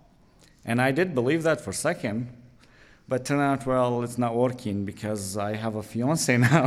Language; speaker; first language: English; non-native, learner; Arabic